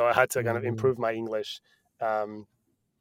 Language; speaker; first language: English; non-native, fluent; Spanish